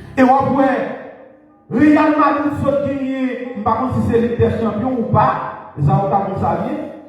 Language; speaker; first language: French; non-native, local second language; Haitian Creole